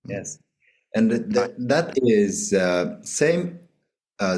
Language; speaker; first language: English; non-native, learner; Japanese